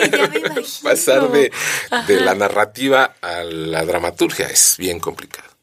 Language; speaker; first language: Spanish; native; Spanish